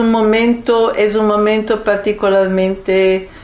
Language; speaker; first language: Spanish; non-native, fluent; Italian